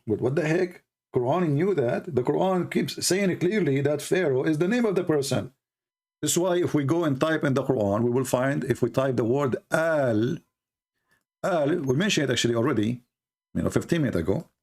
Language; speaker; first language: English; non-native, fluent; Arabic